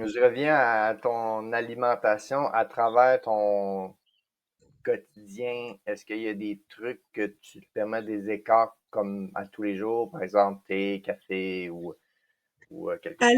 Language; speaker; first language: French; native; French